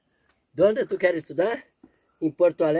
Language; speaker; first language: Portuguese; native; Portuguese